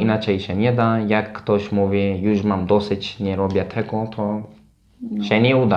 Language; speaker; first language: Polish; non-native, learner; Turkish